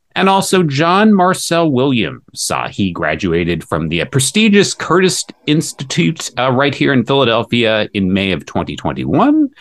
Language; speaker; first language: English; native; English